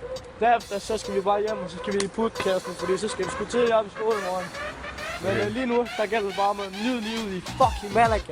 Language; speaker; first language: Danish; native; Danish